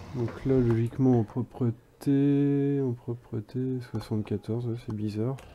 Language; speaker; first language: French; native; French